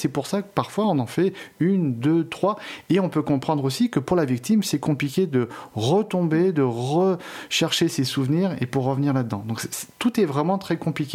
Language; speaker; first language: French; native; French